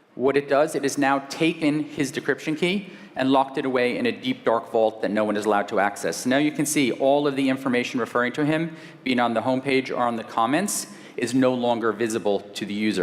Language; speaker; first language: English; native; English